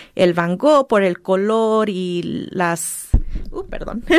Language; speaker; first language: Spanish; early bilingual, heritage; Spanish